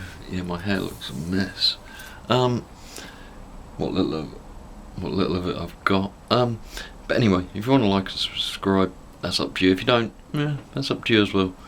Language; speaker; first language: English; native; English